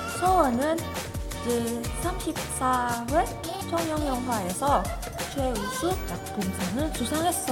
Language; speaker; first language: Korean; non-native, learner; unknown